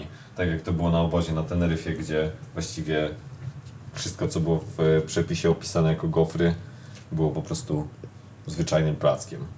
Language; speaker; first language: Polish; native; Polish